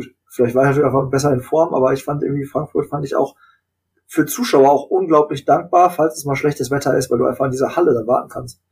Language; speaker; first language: German; native; German